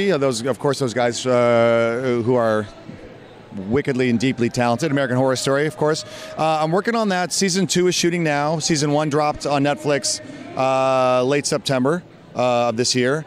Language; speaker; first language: English; native; English